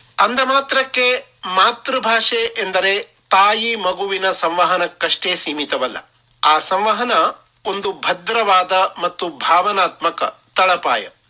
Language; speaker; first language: Kannada; non-native, local second language; Marathi